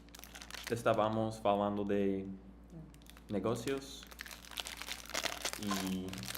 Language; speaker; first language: Portuguese; non-native, learner; English